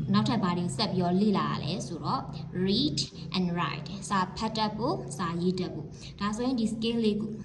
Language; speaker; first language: Burmese; native; Burmese